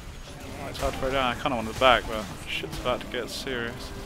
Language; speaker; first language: English; native; English